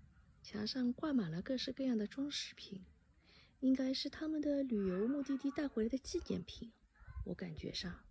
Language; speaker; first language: Chinese; native; Chinese